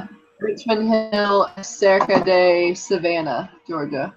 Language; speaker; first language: Spanish; non-native, learner; English